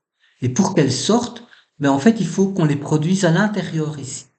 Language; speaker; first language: French; native; French